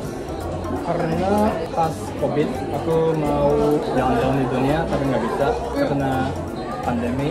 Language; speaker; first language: Indonesian; non-native, fluent; Japanese